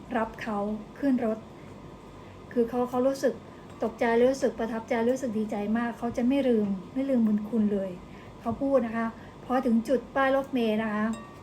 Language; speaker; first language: Thai; native; Thai